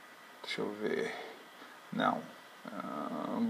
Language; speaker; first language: Portuguese; native; Portuguese